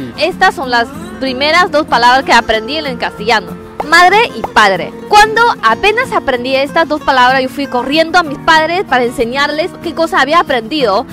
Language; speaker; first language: Spanish; non-native, fluent; Chinese